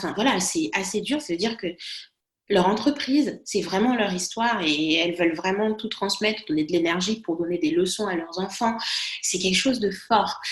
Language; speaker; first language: French; non-native, local second language; Lingala